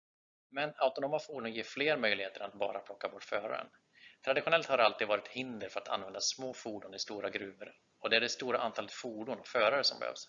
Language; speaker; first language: Swedish; native; Swedish